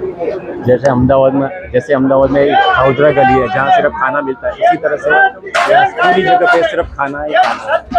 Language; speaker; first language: Hindi; non-native, local second language; Gujarati